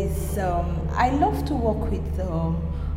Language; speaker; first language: English; non-native, local second language; Igbo